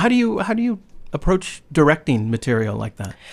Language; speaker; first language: English; native; English